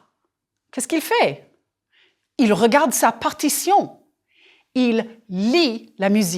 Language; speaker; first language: French; non-native, fluent; English